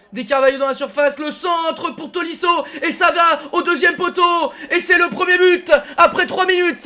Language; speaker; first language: French; native; French